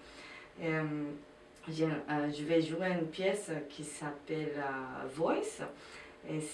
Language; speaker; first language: French; non-native, fluent; Japanese